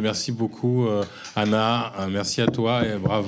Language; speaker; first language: French; native; French